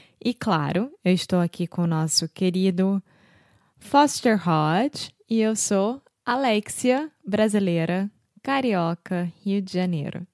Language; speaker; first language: Portuguese; native; Portuguese